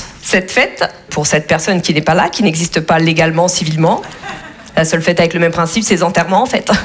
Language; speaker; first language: French; native; French